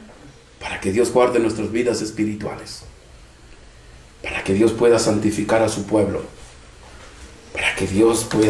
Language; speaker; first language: Spanish; native; Spanish